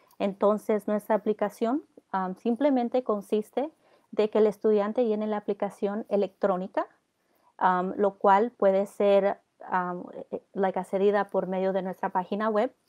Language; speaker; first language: Spanish; early bilingual, heritage; Spanish